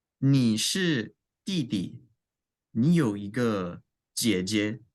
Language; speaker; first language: Chinese; non-native, learner; English